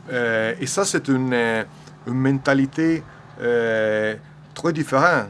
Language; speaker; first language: French; non-native, learner; Italian